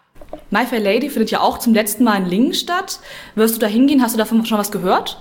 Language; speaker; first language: German; native; German